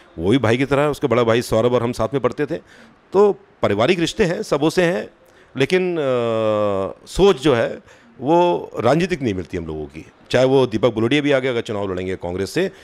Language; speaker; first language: Hindi; native; Hindi